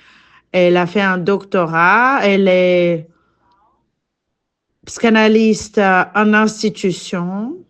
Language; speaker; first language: French; non-native, fluent; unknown